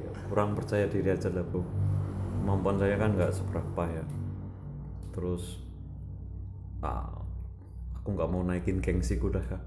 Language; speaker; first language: Indonesian; non-native, local second language; Javanese